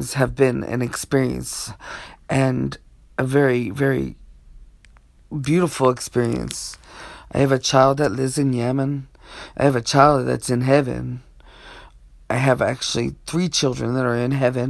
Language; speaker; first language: English; native; English